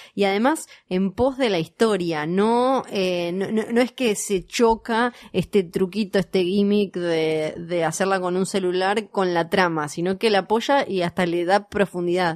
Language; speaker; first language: Spanish; native; Spanish